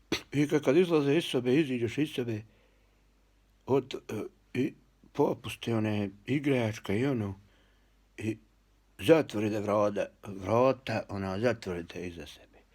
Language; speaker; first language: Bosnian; early bilingual, heritage; Bosnian